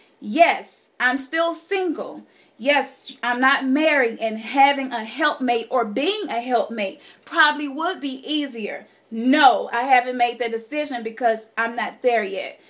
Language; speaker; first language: English; native; English